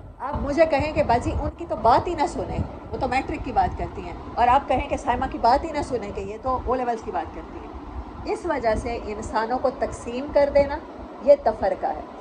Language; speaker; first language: Urdu; non-native, local second language; Saraiki